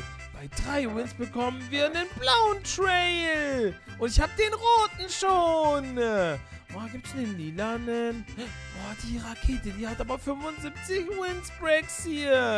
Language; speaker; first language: German; native; German